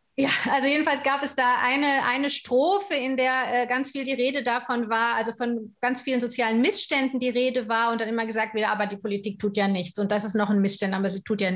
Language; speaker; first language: German; native; German